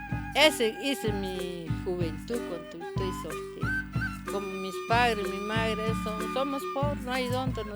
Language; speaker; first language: Spanish; non-native, local second language; Kaqchikel